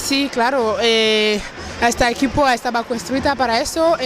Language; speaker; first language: Spanish; non-native, learner; French